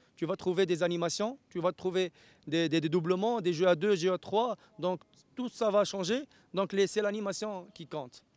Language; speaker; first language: French; non-native, local second language; Arabic